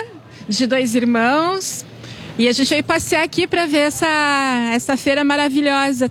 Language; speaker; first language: Portuguese; non-native, local second language; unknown